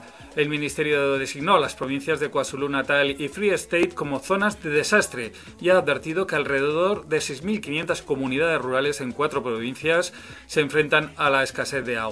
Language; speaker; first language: Spanish; native; Spanish